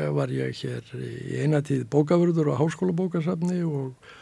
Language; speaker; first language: Icelandic; native; Icelandic